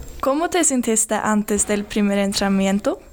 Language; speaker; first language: Spanish; non-native, learner; Swedish